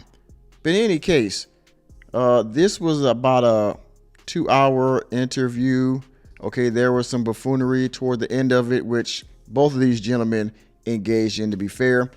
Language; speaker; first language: English; native; English